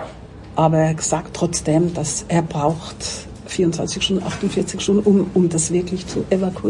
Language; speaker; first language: German; non-native, local second language; French